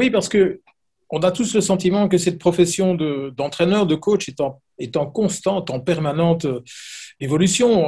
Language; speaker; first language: French; native; French